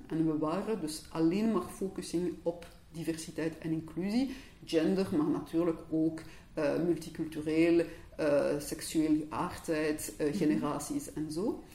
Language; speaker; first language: Dutch; non-native, local second language; French